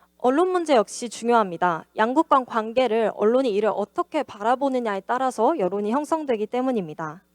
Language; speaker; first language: Korean; native; Korean